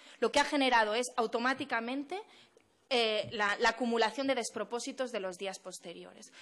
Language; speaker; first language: Spanish; non-native, local second language; Catalan